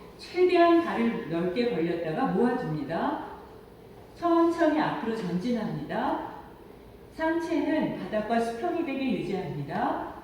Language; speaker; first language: Korean; native; Korean